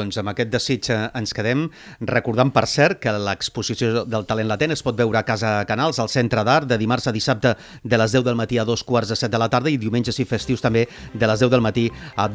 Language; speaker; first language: Catalan; native; Catalan